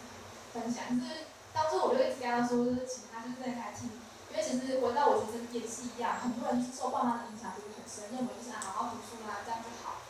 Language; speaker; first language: Chinese; native; Chinese